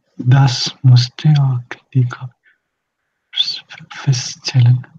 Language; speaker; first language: German; non-native, learner; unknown